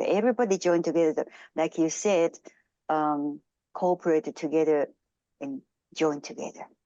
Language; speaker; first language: English; non-native, fluent; Japanese